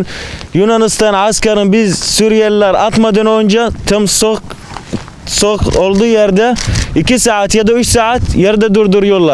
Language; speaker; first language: Turkish; non-native, learner; Arabic